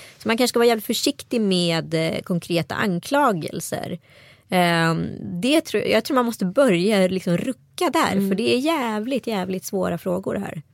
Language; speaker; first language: Swedish; native; Swedish